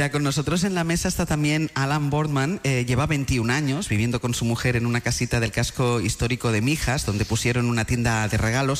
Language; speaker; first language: Spanish; native; Spanish